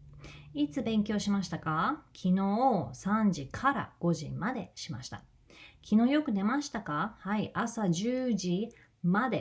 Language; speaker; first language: Japanese; non-native, fluent; English